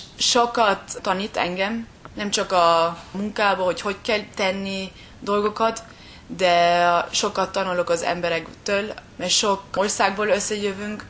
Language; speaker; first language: Hungarian; early bilingual, heritage; German